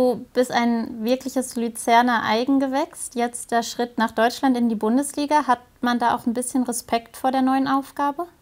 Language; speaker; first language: German; native; German